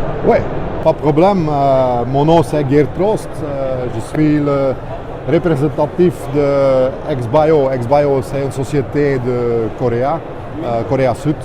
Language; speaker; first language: French; non-native, local second language; Dutch